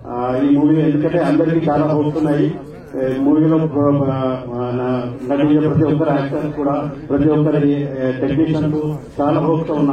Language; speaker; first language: Telugu; native; Telugu